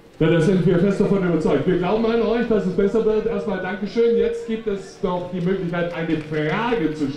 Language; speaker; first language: German; native; German